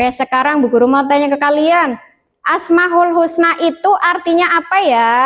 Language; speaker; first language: Indonesian; native; Indonesian